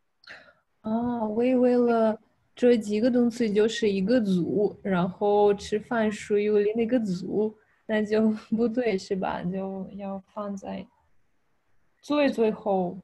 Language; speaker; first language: Chinese; non-native, fluent; Russian